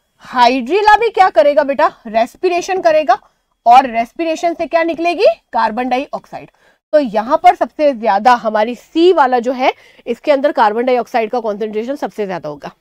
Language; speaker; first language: Hindi; native; Hindi